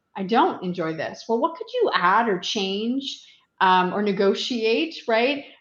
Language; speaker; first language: English; native; English